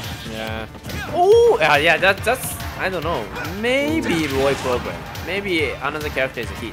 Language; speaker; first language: English; non-native, learner; Chinese